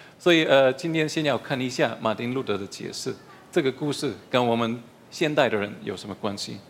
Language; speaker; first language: Chinese; non-native, fluent; German